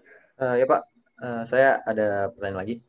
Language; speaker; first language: Indonesian; native; Indonesian